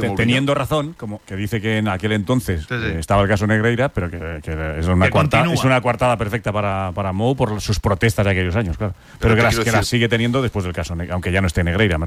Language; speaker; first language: Spanish; native; Spanish